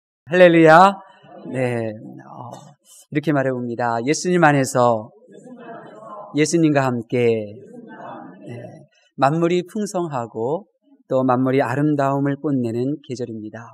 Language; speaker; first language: Korean; native; Korean